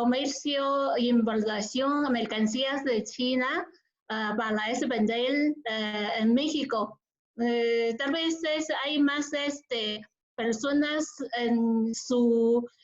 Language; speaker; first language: Spanish; non-native, learner; Chinese